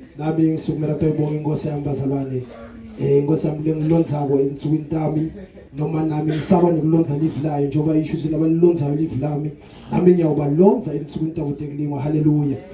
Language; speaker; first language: Zulu; non-native, local second language; Swati